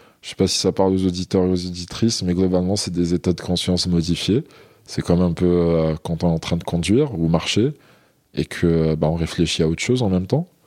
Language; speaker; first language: French; non-native, local second language; Arabic